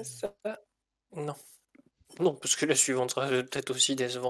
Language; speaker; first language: French; native; French